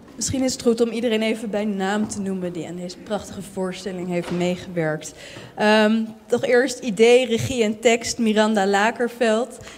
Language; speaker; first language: Dutch; native; Dutch